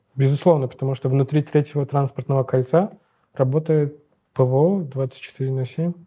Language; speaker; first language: Russian; non-native, local second language; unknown